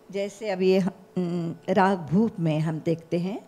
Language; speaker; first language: Hindi; non-native, local second language; Marathi